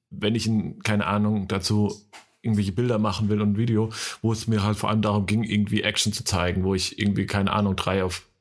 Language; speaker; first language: German; native; German